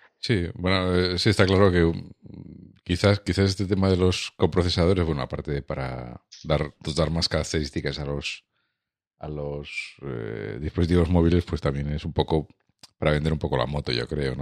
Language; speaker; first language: Spanish; native; Spanish